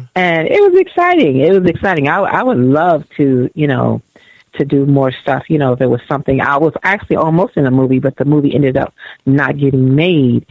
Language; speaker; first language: English; native; English